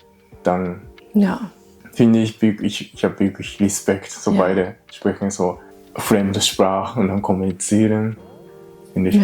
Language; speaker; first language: German; non-native, learner; Japanese